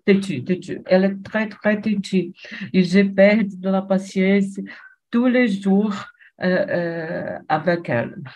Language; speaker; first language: French; non-native, learner; Portuguese